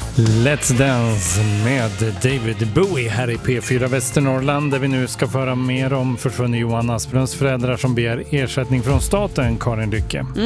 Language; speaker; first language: Swedish; native; Swedish